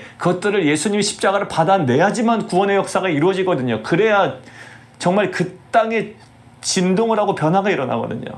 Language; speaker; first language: Korean; native; Korean